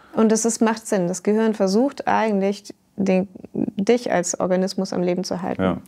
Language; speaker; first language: German; native; German